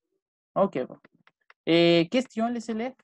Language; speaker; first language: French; non-native, fluent; Spanish